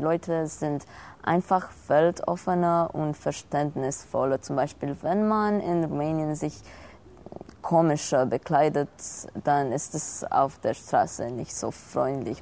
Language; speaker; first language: German; non-native, fluent; Romanian